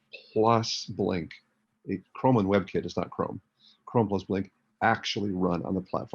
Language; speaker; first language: English; native; English